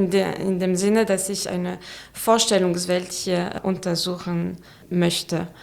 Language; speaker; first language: German; non-native, fluent; French